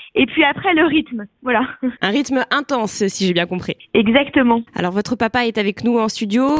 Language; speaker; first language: French; native; French